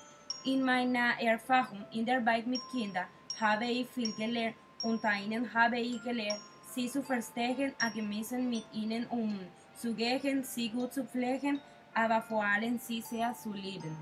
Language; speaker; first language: German; non-native, learner; Spanish